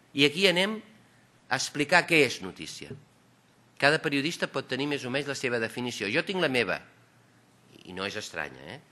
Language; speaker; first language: Catalan; native; Catalan